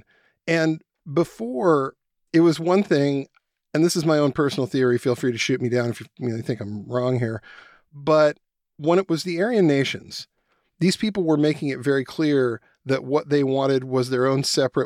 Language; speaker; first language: English; native; English